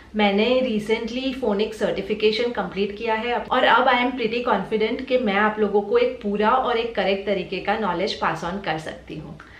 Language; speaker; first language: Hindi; non-native, local second language; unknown